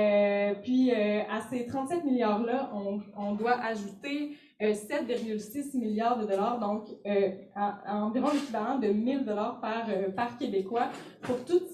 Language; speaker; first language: French; native; French